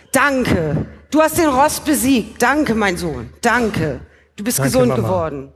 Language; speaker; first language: German; native; German